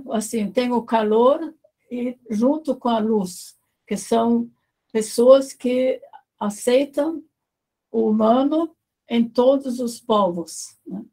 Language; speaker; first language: Portuguese; non-native, fluent; German